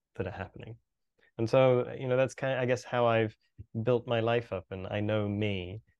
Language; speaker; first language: English; native; English